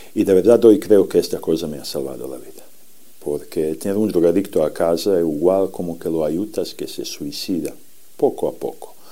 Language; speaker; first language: Spanish; non-native, fluent; Serbian